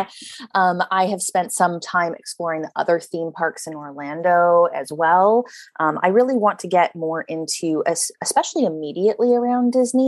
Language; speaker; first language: English; native; English